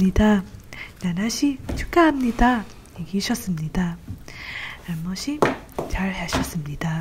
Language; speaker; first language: Korean; non-native, learner; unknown